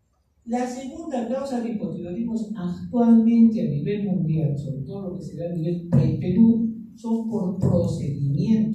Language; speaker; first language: Spanish; native; Spanish